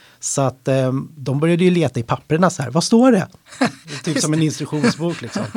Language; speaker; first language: Swedish; native; Swedish